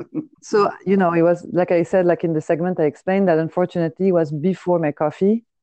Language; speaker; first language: English; non-native, fluent; French